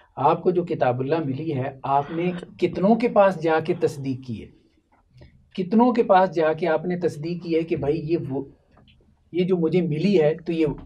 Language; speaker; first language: Urdu; native; Urdu